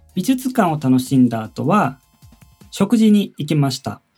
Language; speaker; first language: Japanese; native; Japanese